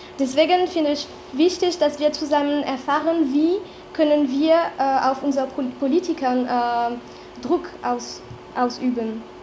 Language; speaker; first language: German; non-native, fluent; French